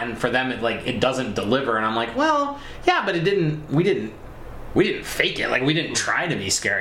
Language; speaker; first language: English; native; English